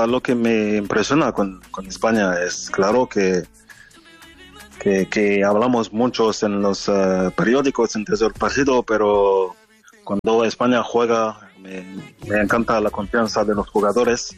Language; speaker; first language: Spanish; non-native, fluent; French